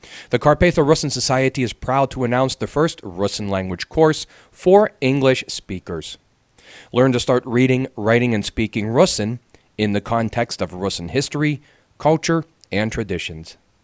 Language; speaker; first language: English; native; English